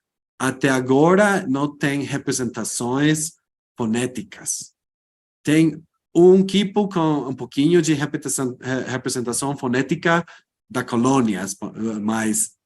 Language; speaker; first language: Portuguese; non-native, fluent; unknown